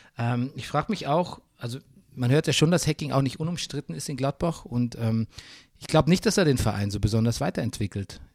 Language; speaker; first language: German; native; German